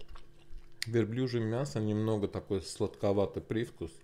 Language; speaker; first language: Russian; non-native, local second language; Azerbaijani